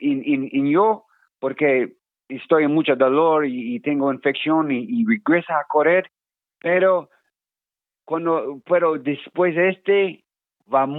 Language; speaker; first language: Spanish; non-native, learner; English